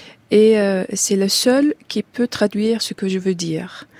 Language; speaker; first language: French; non-native, fluent; Arabic